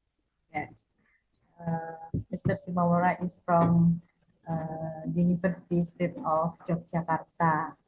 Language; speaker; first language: English; non-native, fluent; Indonesian